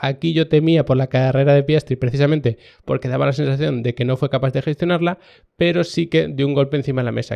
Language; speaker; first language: Spanish; native; Spanish